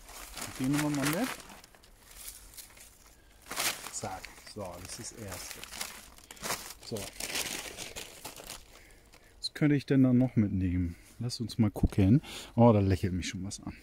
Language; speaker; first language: German; native; German